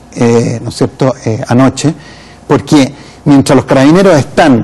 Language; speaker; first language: Spanish; native; Spanish